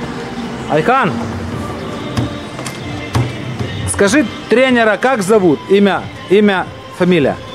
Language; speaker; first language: Russian; native; Russian